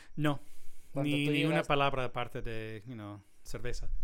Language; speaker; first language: Spanish; non-native, learner; English